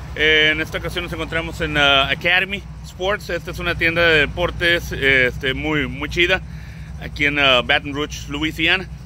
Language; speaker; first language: Spanish; early bilingual, heritage; Spanish